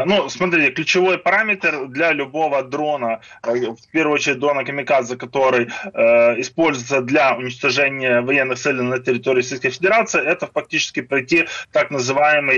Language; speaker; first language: Russian; native; Russian